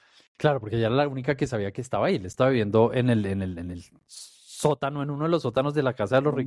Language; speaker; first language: Spanish; native; Spanish